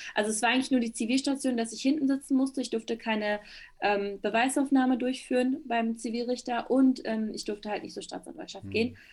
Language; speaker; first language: German; early bilingual, other home language; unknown